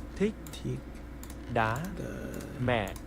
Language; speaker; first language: Vietnamese; non-native, learner; English